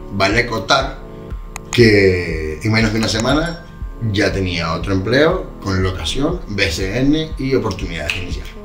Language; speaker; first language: Spanish; native; Spanish